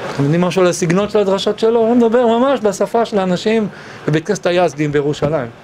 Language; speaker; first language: Hebrew; early bilingual, other home language; English